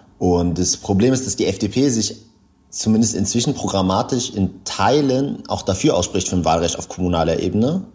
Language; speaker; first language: German; native; German